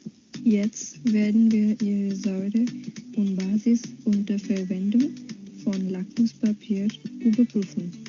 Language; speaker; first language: German; non-native, fluent; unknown